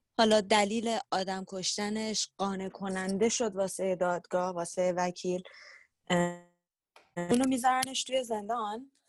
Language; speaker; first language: Persian; native; Persian